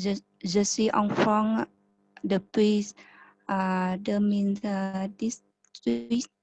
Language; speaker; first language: French; non-native, learner; Vietnamese